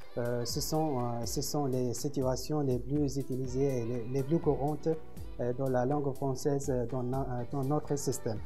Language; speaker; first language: French; non-native, fluent; Arabic